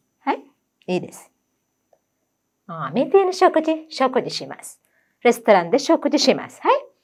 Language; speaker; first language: Japanese; non-native, fluent; Sinhala